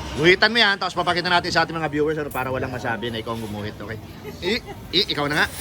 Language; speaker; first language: Filipino; non-native, local second language; Bikol